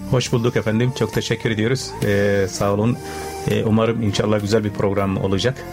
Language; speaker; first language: Turkish; non-native, fluent; Arabic